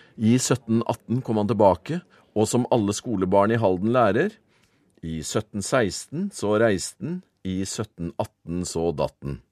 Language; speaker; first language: Norwegian; native; Norwegian